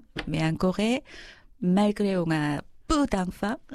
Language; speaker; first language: French; non-native, fluent; Korean